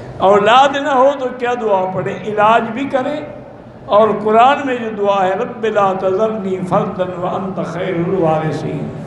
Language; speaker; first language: Urdu; native; Urdu